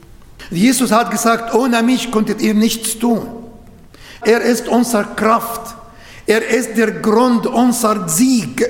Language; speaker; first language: German; non-native, learner; Arabic